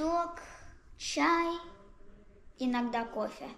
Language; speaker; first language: Russian; early bilingual, heritage; Russian